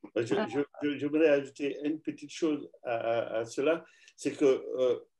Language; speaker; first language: French; non-native, local second language; Bambara